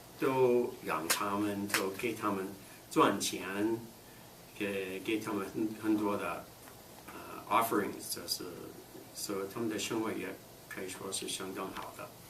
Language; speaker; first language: Chinese; non-native, fluent; English